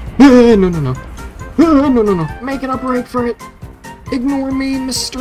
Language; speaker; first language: English; native; English